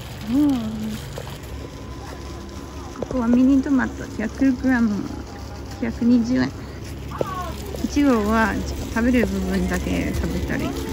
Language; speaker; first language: Japanese; non-native, fluent; English